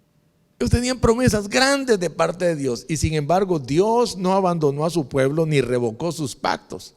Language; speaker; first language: Spanish; native; Spanish